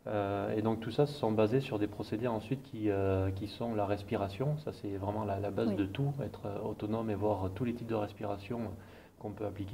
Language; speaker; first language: French; native; French